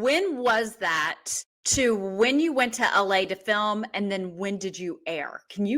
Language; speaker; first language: English; native; English